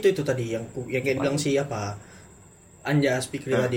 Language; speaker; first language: Indonesian; native; Indonesian